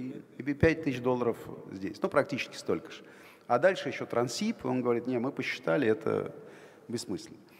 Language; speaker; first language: Russian; native; Russian